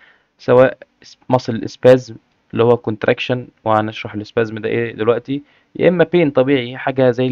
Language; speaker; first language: Arabic; native; Arabic